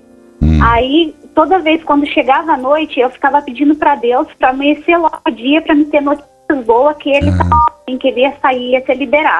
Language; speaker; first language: Portuguese; native; Portuguese